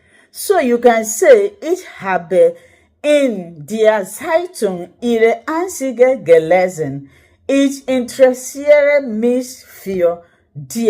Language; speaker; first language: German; non-native, learner; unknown